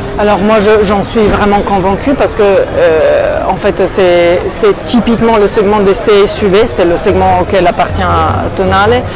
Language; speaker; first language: French; non-native, fluent; Italian